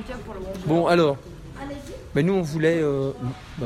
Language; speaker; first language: French; native; French